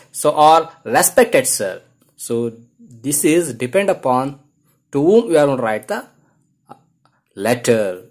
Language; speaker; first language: English; non-native, local second language; Kannada